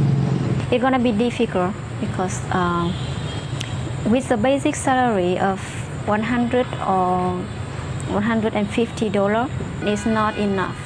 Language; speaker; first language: English; non-native, fluent; Vietnamese